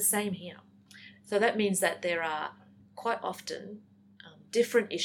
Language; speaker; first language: English; native; English